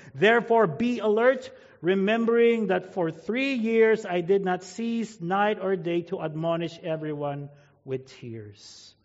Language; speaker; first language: English; non-native, local second language; Filipino